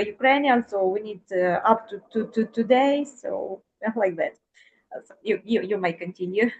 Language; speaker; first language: English; non-native, fluent; Ukrainian